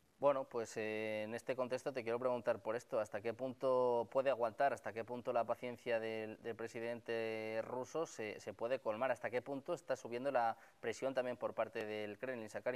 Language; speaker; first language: Spanish; native; Spanish